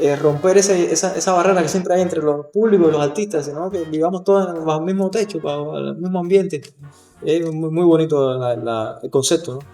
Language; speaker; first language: Spanish; native; Spanish